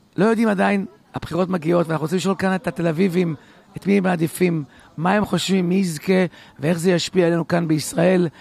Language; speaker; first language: Hebrew; native; Hebrew